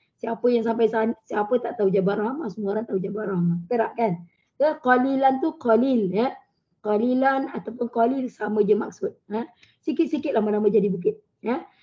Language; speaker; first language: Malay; native; Malay